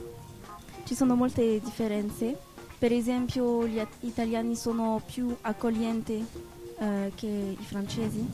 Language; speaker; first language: Italian; non-native, learner; French